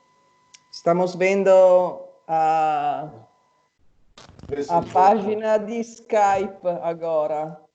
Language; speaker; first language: Portuguese; non-native, fluent; Italian